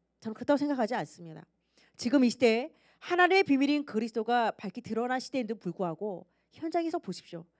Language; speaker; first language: Korean; native; Korean